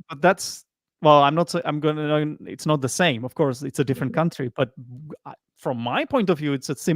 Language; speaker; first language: English; non-native, fluent; Czech